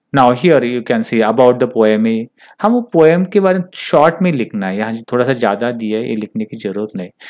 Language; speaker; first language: Hindi; non-native, local second language; Marathi